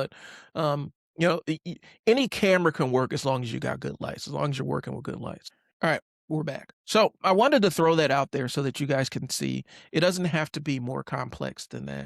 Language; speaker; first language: English; native; English